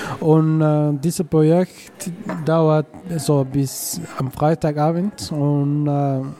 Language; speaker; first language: German; non-native, fluent; Somali